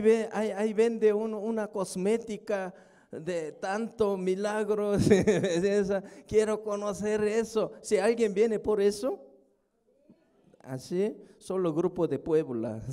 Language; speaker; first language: Spanish; non-native, fluent; Korean